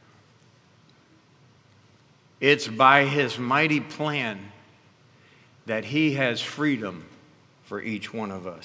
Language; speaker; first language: English; native; English